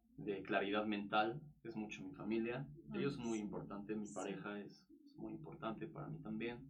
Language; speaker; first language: Spanish; native; Spanish